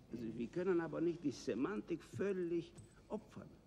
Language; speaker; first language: German; non-native, fluent; Romanian